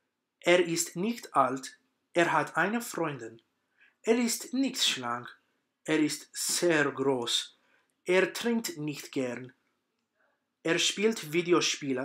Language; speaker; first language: German; non-native, learner; English